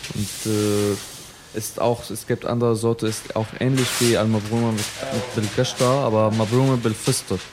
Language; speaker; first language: German; non-native, fluent; Arabic